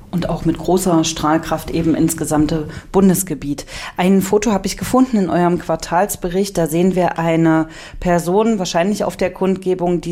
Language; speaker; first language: German; native; German